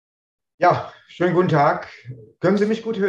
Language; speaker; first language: German; native; German